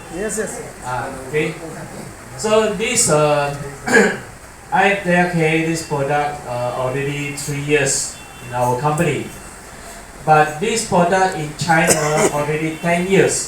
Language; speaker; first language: English; non-native, learner; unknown